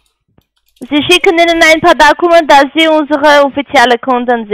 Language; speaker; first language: German; non-native, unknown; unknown